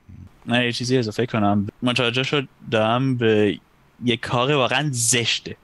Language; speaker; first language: Persian; non-native, fluent; German